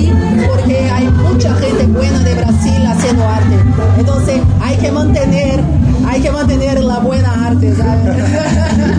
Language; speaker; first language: Spanish; non-native, fluent; Portuguese